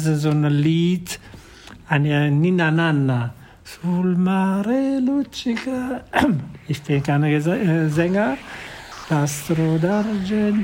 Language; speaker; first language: German; non-native, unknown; Italian